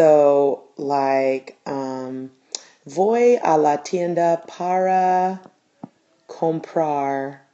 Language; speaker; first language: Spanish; non-native, fluent; English